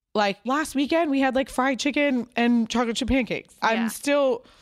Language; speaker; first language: English; native; English